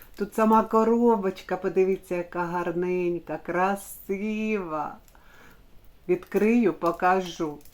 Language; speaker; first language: Ukrainian; non-native, local second language; Russian